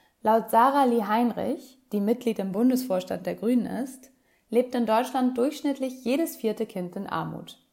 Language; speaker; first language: German; native; German